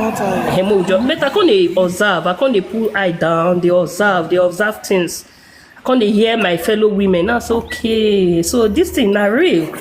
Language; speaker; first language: Nigerian Pidgin; non-native, local second language; Igbo